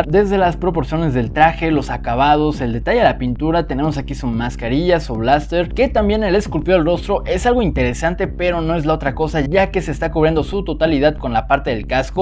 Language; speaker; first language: Spanish; native; Spanish